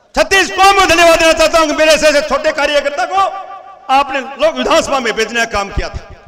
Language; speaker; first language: Hindi; native; Hindi